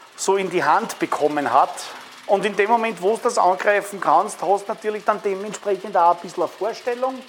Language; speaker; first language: German; native; German